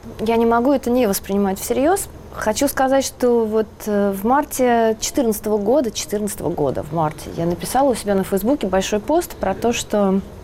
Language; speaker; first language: Russian; native; Russian